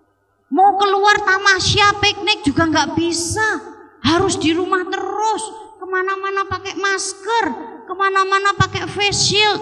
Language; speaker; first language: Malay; non-native, local second language; Javanese